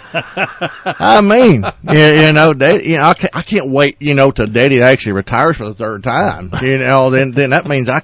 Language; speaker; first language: English; native; English